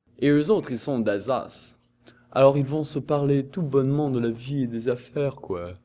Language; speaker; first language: French; native; French